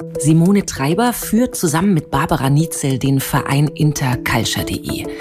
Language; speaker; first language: German; native; German